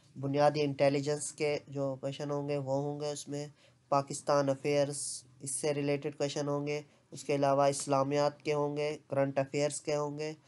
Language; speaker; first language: Urdu; non-native, local second language; Punjabi